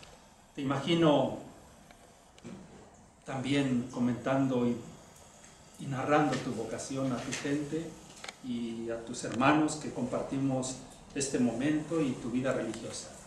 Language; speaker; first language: Spanish; native; Spanish